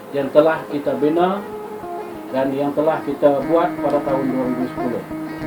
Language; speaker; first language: Malay; non-native, local second language; Iban